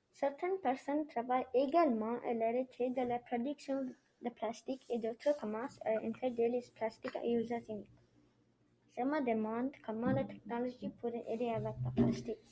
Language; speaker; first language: French; non-native, learner; English